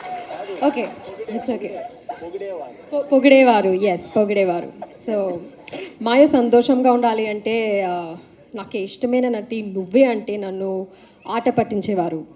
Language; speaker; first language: Telugu; non-native, learner; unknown